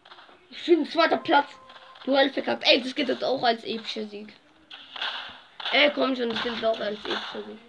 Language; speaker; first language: German; native; German